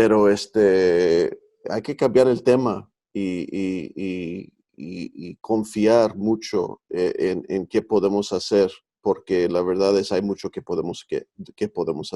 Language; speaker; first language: Spanish; early bilingual, heritage; Spanish